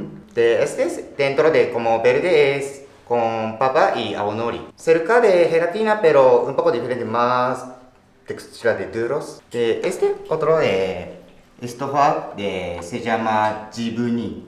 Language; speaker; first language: Spanish; non-native, learner; Japanese